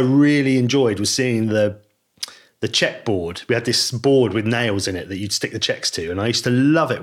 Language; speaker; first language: English; native; English